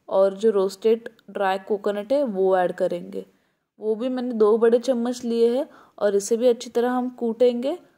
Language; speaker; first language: Hindi; native; Hindi